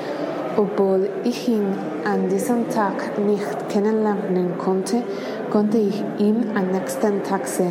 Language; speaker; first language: German; non-native, learner; Spanish